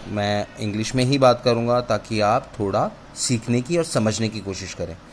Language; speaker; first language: Hindi; native; Hindi